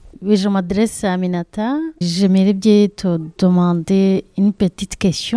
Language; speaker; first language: French; non-native, learner; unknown